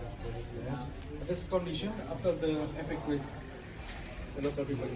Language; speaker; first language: English; non-native, learner; Indonesian